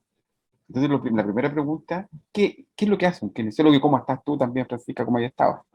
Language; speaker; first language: Spanish; native; Spanish